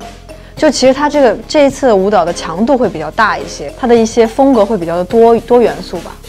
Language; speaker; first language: Chinese; native; Chinese